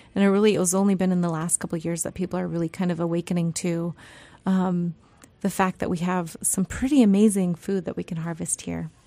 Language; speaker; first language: English; native; English